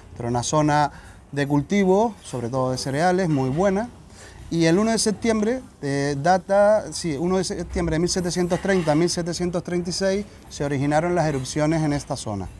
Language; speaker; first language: Spanish; native; Spanish